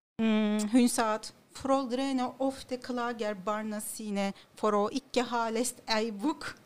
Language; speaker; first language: Norwegian; non-native, learner; Turkish